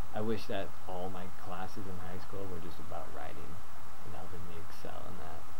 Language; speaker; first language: English; native; English